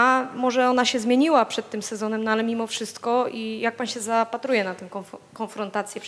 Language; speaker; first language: Polish; native; Polish